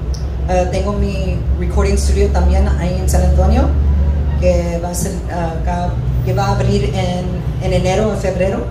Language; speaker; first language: Spanish; early bilingual, heritage; English